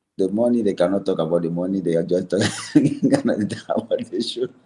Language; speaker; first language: English; non-native, learner; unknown